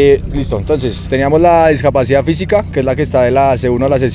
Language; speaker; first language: Spanish; native; Spanish